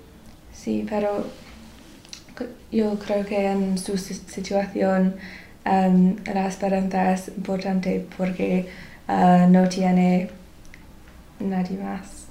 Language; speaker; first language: Spanish; non-native, learner; English